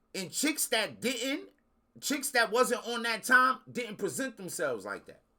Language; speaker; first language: English; native; English